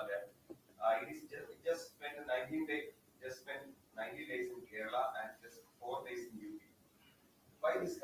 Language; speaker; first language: English; non-native, local second language; Malayalam